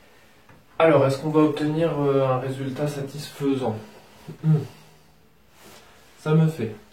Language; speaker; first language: French; native; French